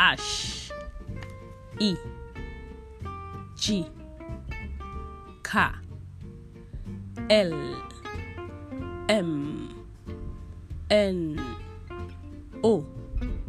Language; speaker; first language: English; non-native, local second language; Yoruba